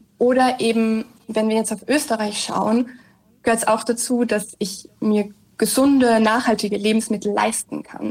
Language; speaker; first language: German; native; German